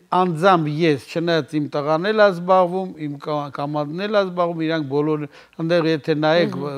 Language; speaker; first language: Armenian; native; Armenian